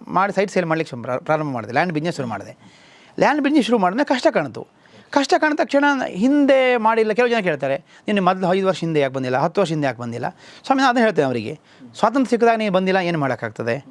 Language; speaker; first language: Kannada; native; Kannada